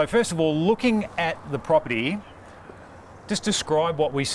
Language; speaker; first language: English; native; English